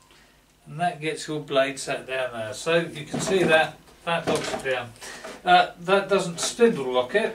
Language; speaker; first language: English; native; English